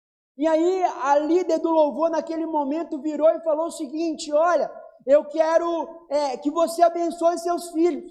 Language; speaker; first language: Portuguese; native; Portuguese